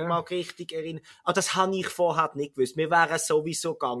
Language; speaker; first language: German; native; German